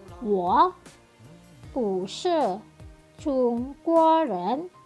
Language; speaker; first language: Chinese; non-native, fluent; Indonesian